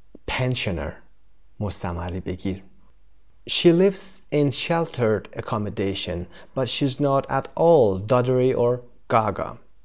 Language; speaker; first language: English; non-native, fluent; Persian